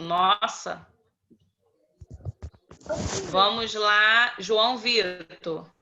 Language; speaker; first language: Portuguese; native; Portuguese